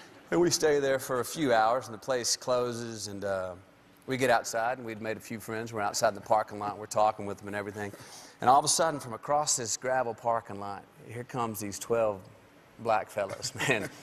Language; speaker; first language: English; native; English